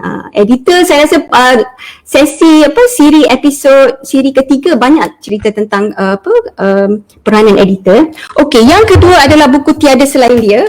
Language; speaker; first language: Malay; native; Malay